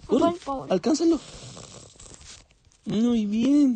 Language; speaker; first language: Spanish; native; Spanish